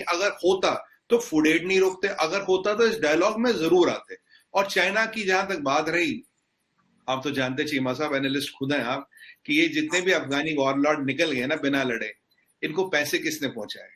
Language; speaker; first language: Hindi; native; Hindi